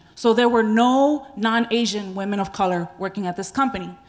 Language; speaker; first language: English; native; English